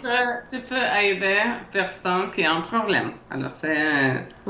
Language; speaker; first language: French; non-native, learner; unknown